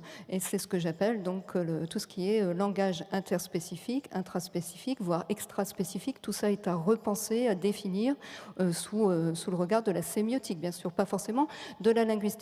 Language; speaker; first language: French; native; French